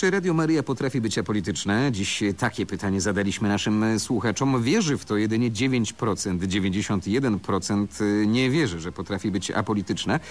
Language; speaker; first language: Polish; native; Polish